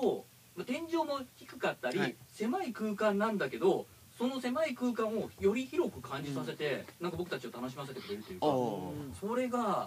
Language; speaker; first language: Japanese; native; Japanese